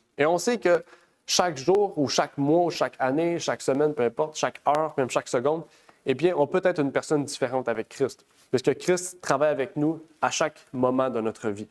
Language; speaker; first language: French; native; French